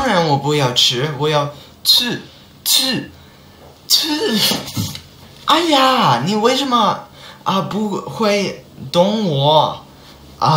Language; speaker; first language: Chinese; non-native, learner; English